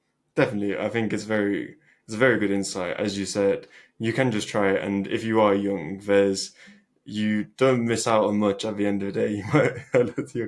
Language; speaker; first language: English; early bilingual, other home language; Albanian